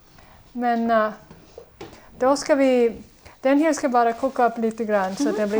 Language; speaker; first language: Swedish; non-native, fluent; English